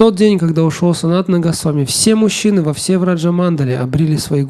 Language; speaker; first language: Russian; native; Russian